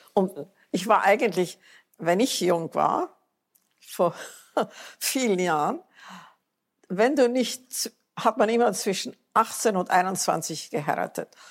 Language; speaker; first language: German; native; German